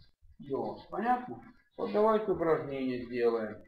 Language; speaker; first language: Russian; native; Russian